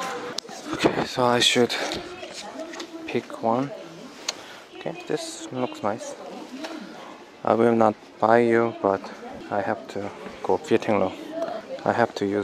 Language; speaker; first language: English; non-native, learner; Korean